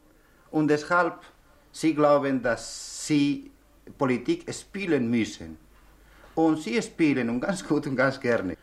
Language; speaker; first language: German; non-native, learner; Spanish